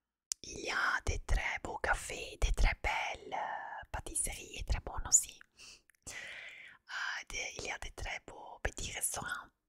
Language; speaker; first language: French; non-native, fluent; Italian